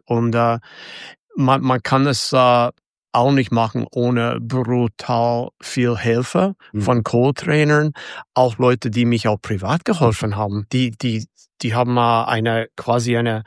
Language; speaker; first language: German; non-native, fluent; English